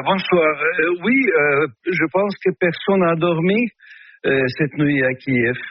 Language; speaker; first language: French; non-native, fluent; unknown